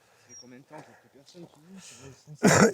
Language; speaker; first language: French; native; French